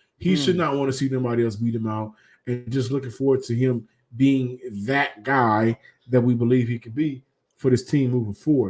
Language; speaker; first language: English; native; English